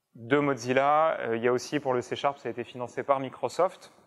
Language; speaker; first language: French; native; French